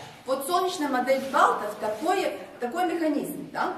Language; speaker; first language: Russian; non-native, local second language; Latvian